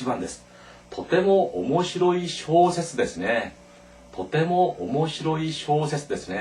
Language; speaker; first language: Japanese; non-native, fluent; Korean